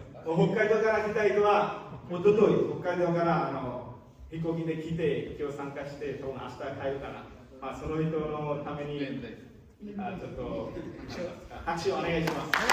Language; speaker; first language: Japanese; non-native, fluent; Bangla